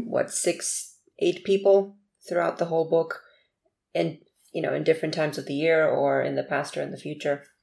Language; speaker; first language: English; early bilingual, other home language; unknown